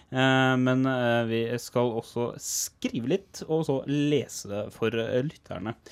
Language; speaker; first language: Norwegian; native; Norwegian